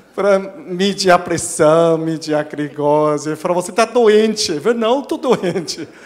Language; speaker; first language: Portuguese; non-native, fluent; Chinese